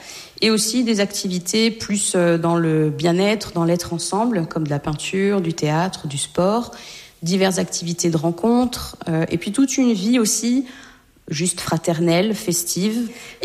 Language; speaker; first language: French; native; French